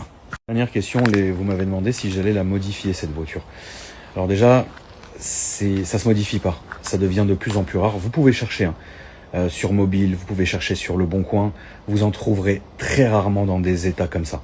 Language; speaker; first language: French; native; French